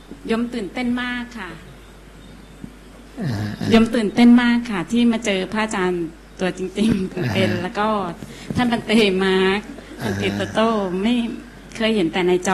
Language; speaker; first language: Thai; native; Thai